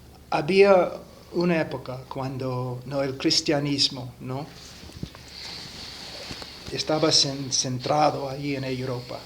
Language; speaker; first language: Spanish; non-native, fluent; English